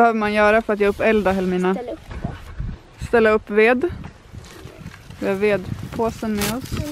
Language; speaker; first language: Swedish; native; Swedish